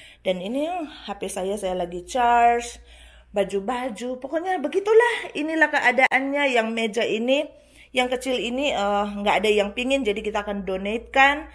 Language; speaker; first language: Indonesian; native; Indonesian